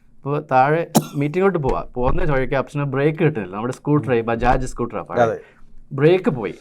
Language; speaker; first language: Malayalam; early bilingual, heritage; Malayalam